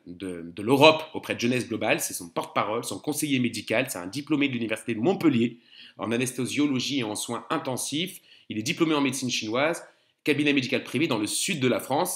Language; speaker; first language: French; native; French